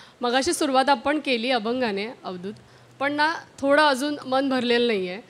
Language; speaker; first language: Marathi; native; Marathi